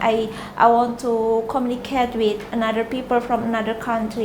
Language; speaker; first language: English; non-native, learner; Indonesian